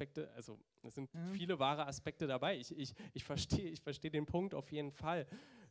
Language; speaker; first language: German; native; German